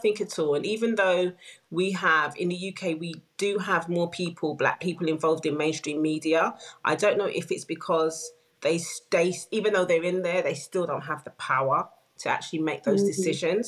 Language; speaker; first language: English; native; English